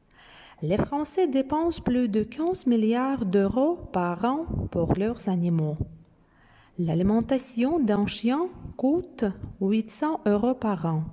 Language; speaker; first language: French; non-native, fluent; Russian